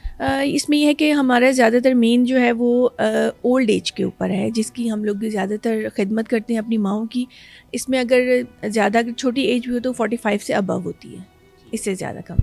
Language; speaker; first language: Urdu; native; Urdu